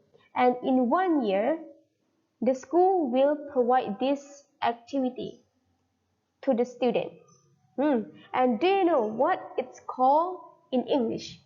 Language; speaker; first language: English; non-native, fluent; Thai